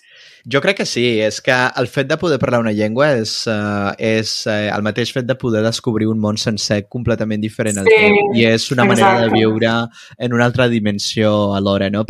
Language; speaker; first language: Catalan; non-native, fluent; Spanish